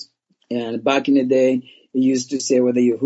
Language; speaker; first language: English; non-native, local second language; Kinyarwanda